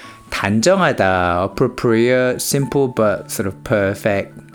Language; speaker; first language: English; non-native, fluent; Korean